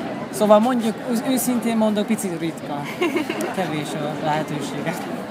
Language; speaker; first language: Hungarian; non-native, fluent; Japanese